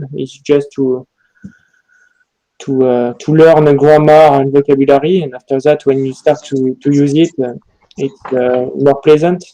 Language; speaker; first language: English; non-native, learner; French